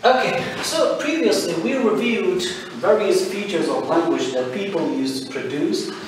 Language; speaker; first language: English; non-native, fluent; Turkish